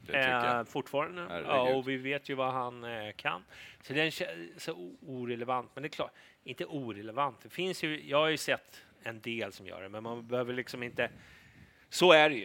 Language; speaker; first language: Swedish; native; Swedish